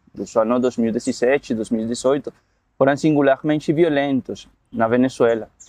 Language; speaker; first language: Portuguese; non-native, fluent; Spanish